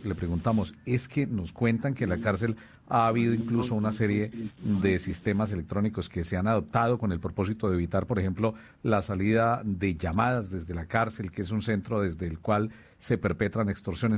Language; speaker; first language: Spanish; native; Spanish